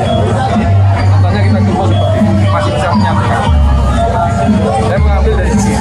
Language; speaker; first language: Indonesian; non-native, local second language; Javanese